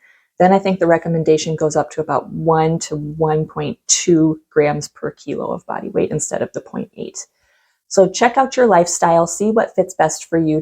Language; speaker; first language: English; native; English